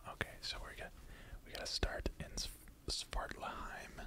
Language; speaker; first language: English; native; English